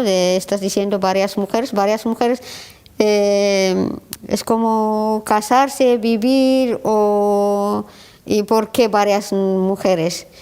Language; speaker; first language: Spanish; non-native, learner; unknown